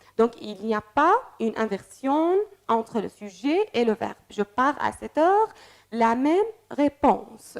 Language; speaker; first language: French; non-native, fluent; Arabic